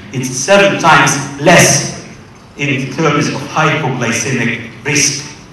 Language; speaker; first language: English; non-native, fluent; Arabic